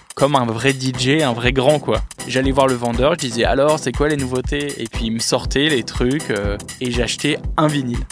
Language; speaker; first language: French; native; French